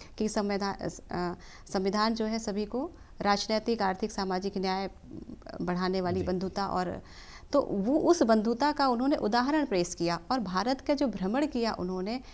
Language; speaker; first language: Hindi; native; Hindi